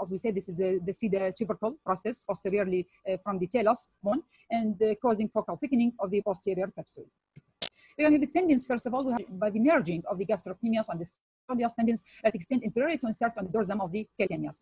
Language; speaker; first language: English; non-native, fluent; Arabic